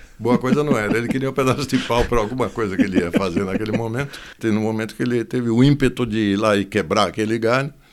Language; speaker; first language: Portuguese; native; Portuguese